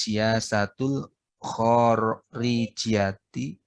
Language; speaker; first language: Arabic; non-native, learner; Indonesian